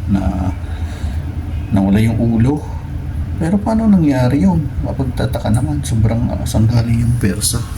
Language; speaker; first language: Filipino; non-native, local second language; Cebuano